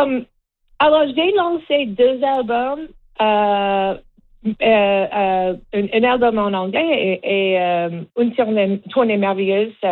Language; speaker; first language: French; non-native, learner; English